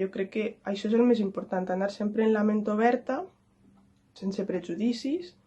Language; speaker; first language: Catalan; non-native, local second language; Spanish